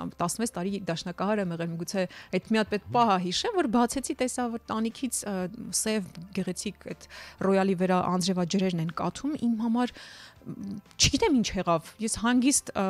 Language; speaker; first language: Armenian; native; Armenian